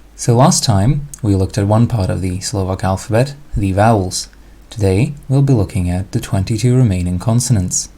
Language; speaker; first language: English; non-native, fluent; Slovak